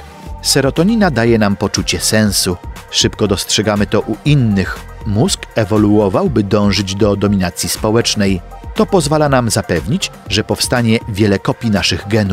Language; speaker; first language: Polish; native; Polish